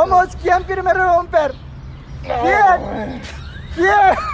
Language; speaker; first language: Spanish; non-native, learner; Turkish